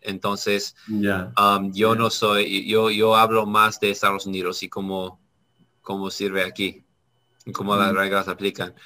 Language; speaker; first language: Spanish; non-native, learner; English